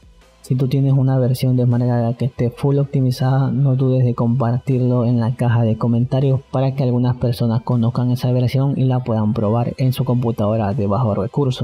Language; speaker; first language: Spanish; native; Spanish